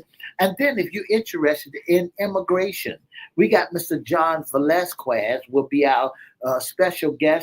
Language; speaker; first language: English; native; English